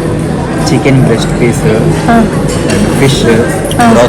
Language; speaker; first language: Kannada; non-native, learner; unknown